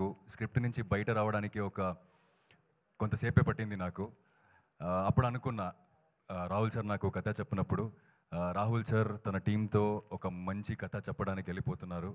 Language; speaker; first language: Telugu; non-native, fluent; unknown